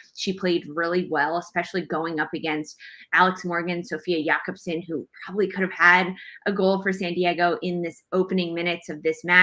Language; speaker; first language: English; native; English